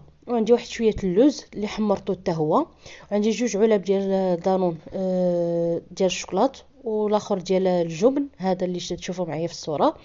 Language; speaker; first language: Arabic; native; Arabic